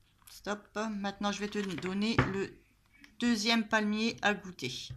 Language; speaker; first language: French; native; French